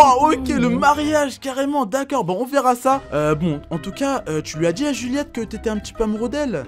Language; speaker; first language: French; native; French